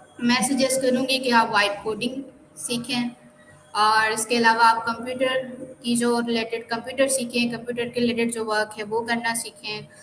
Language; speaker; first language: Urdu; non-native, local second language; Sindhi